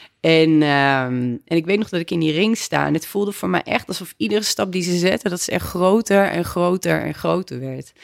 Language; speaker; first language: Dutch; native; Dutch